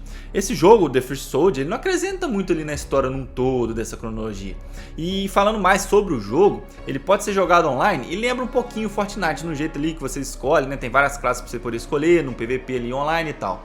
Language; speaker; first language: Portuguese; native; Portuguese